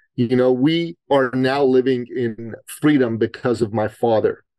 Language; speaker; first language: English; early bilingual, other home language; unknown